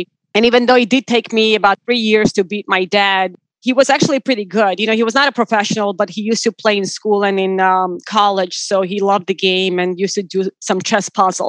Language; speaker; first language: English; non-native, fluent; Georgian